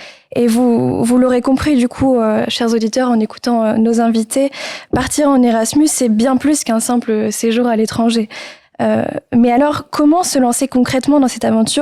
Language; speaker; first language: French; native; French